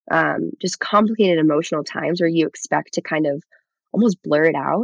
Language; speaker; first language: English; native; English